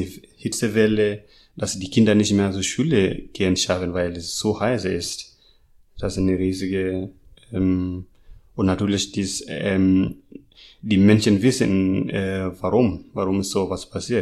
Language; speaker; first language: German; non-native, fluent; Masai